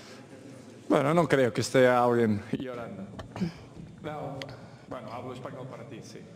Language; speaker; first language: Spanish; non-native, fluent; Portuguese